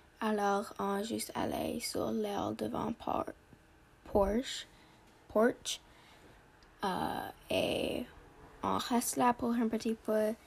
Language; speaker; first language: French; non-native, learner; English